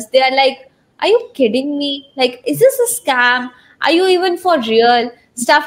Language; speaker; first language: English; non-native, local second language; Hindi